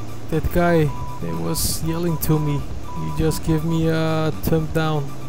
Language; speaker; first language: English; non-native, fluent; Turkish